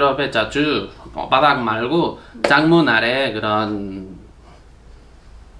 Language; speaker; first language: Korean; non-native, learner; Spanish